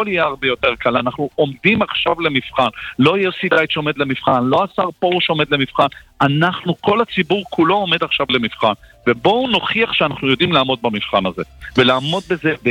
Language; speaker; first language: Hebrew; native; Hebrew